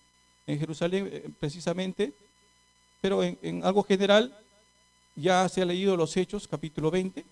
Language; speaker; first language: Spanish; native; Spanish